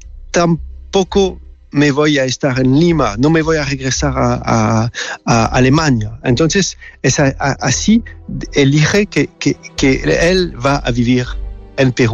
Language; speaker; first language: Spanish; non-native, learner; French